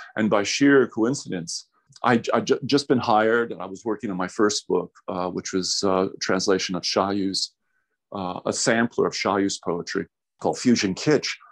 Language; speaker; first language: English; native; English